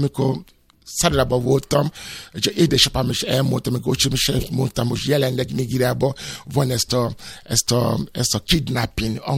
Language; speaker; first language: Hungarian; non-native, fluent; Yoruba